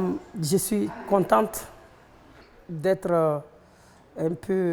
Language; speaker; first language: French; non-native, local second language; Bambara